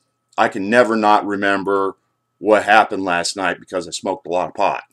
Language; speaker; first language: English; native; English